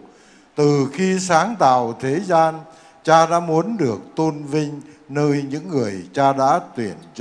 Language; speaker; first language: Vietnamese; native; Vietnamese